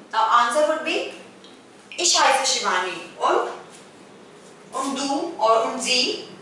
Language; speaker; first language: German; non-native, fluent; Hindi